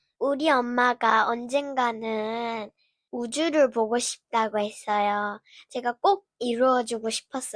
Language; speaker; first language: Korean; early bilingual, heritage; Korean